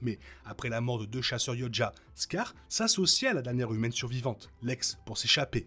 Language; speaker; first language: French; native; French